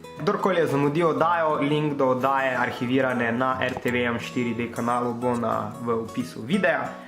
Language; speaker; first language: Slovenian; native; Slovenian